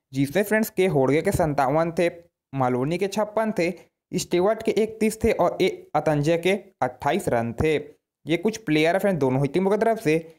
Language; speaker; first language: Hindi; native; Hindi